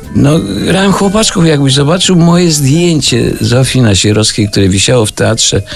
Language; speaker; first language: Polish; native; Polish